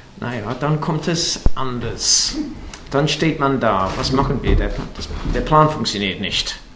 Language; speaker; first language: German; non-native, fluent; English